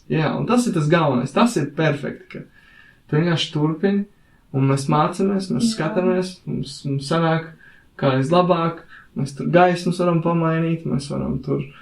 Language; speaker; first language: Latvian; native; Latvian